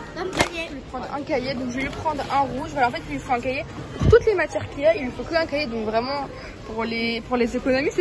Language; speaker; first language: French; native; French